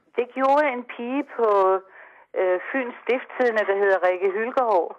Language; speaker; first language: Danish; native; Danish